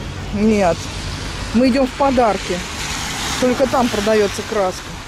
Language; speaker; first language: Russian; native; Russian